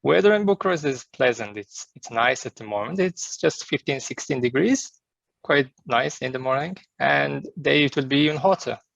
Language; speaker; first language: English; non-native, fluent; Mongolian